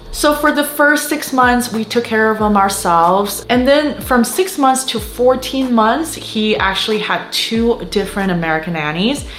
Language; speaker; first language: English; non-native, fluent; Chinese